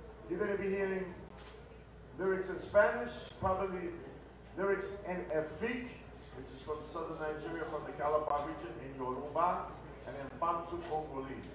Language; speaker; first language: English; early bilingual, other home language; Spanish